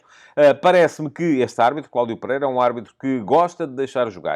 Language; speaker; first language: Portuguese; native; Portuguese